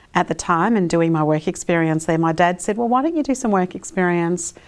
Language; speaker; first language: English; early bilingual, other home language; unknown